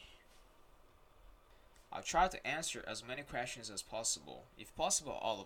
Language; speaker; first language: English; non-native, fluent; Japanese